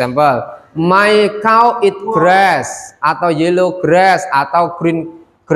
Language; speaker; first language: English; non-native, fluent; Indonesian